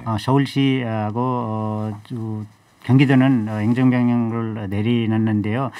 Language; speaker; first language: Korean; non-native, fluent; Nepali